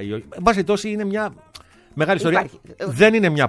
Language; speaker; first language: Greek; native; Greek